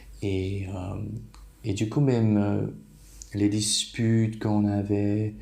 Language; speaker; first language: French; non-native, fluent; Polish